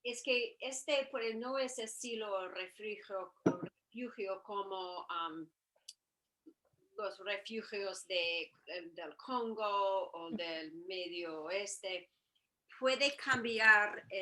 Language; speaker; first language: Spanish; non-native, fluent; English